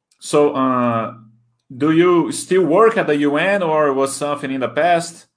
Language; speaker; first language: English; non-native, fluent; Portuguese